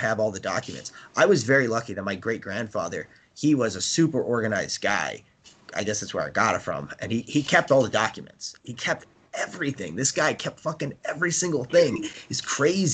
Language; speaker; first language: English; native; English